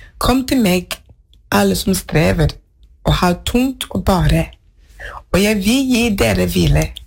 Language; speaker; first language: Norwegian; non-native, fluent; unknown